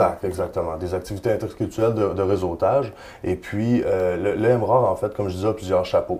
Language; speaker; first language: French; native; French